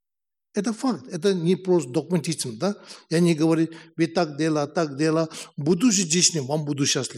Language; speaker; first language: Russian; non-native, learner; Tibetan